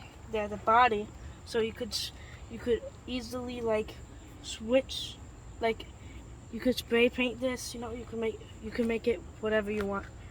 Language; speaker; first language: English; native; English